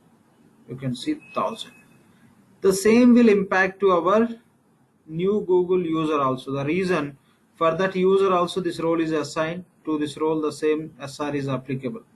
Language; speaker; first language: English; non-native, local second language; Telugu